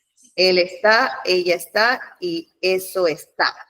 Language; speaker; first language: Spanish; non-native, fluent; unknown